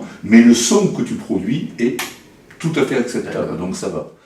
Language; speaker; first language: French; native; French